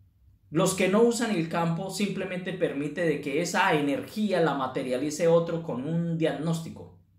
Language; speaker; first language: Spanish; native; Spanish